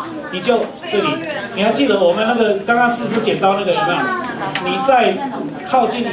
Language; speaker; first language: Chinese; native; Chinese